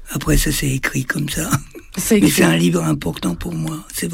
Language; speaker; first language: French; native; French